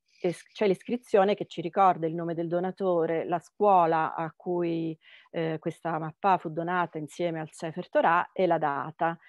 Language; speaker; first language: Italian; native; Italian